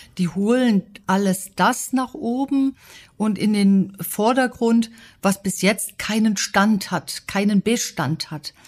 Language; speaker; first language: German; native; German